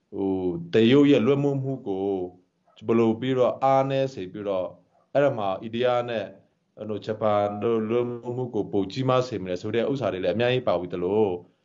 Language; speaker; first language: Burmese; non-native, local second language; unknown